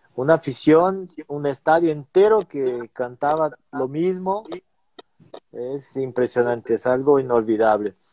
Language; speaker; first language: Spanish; non-native, fluent; Portuguese